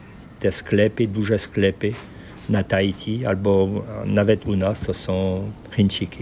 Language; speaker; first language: Polish; early bilingual, heritage; Polish